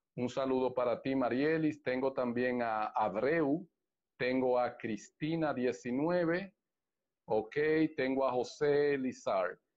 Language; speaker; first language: Spanish; native; Spanish